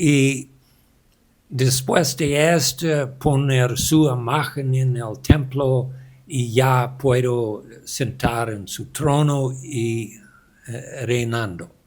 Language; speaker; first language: Spanish; non-native, learner; English